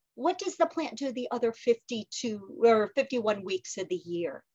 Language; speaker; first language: English; native; English